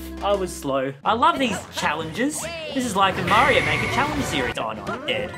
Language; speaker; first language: English; native; English